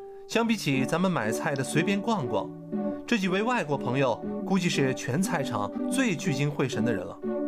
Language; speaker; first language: Chinese; native; Chinese